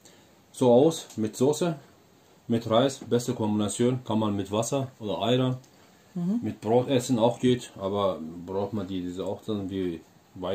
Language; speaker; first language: German; non-native, learner; Turkish